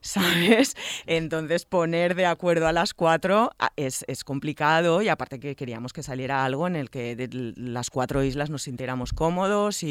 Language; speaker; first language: Spanish; native; Spanish